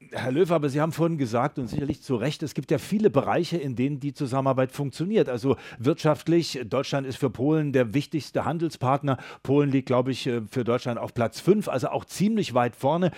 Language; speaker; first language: German; native; German